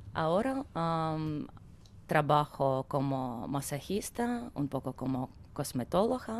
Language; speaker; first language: Spanish; non-native, learner; Ukrainian